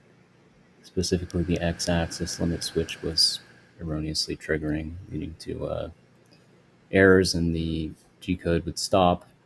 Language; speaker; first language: English; native; English